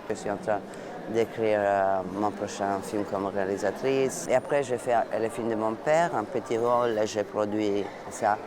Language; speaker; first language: French; non-native, fluent; Italian